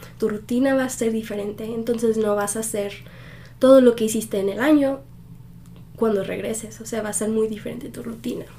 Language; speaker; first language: Spanish; early bilingual, heritage; Spanish